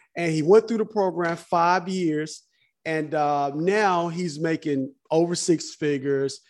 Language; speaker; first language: English; native; English